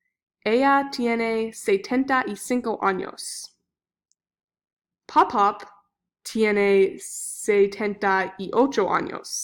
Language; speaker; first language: Spanish; non-native, learner; English